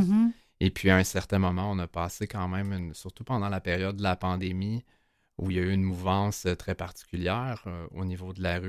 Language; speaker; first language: French; native; French